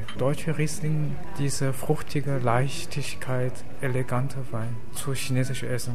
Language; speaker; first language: German; non-native, learner; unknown